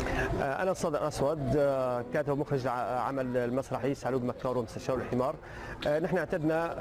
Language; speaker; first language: Arabic; native; Arabic